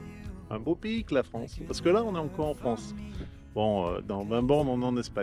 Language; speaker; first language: French; native; French